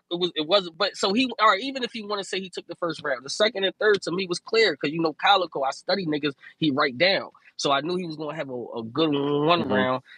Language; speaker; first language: English; native; English